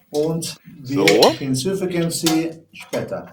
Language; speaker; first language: German; non-native, learner; Spanish